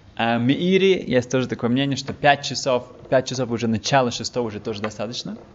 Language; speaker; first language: Russian; early bilingual, heritage; Russian